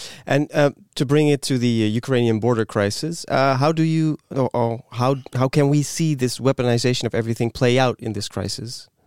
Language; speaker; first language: English; non-native, fluent; Dutch